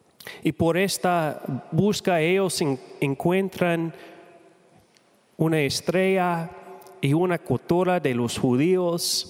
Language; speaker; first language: Spanish; non-native, fluent; English